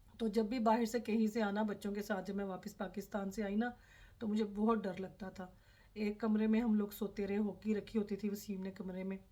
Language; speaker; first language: Urdu; non-native, local second language; Punjabi